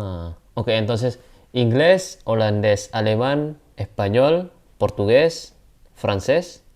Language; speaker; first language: Spanish; non-native, fluent; Indonesian